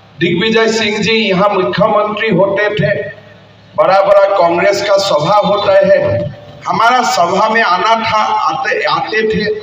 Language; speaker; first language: Hindi; non-native, local second language; Assamese